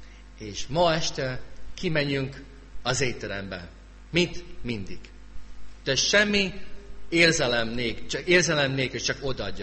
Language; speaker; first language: Hungarian; non-native, fluent; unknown